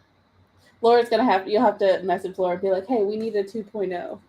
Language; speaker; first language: English; native; English